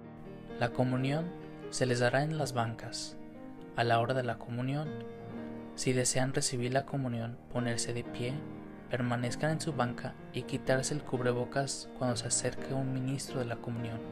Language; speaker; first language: Spanish; native; Spanish